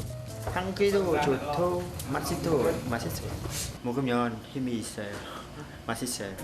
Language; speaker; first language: Korean; non-native, learner; Khmer